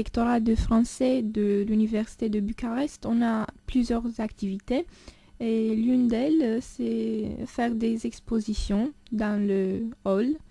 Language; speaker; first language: French; non-native, fluent; Romanian